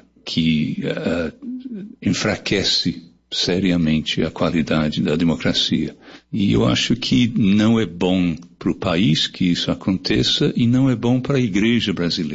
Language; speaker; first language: Portuguese; non-native, fluent; English